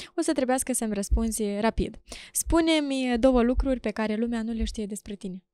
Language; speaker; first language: Romanian; native; Romanian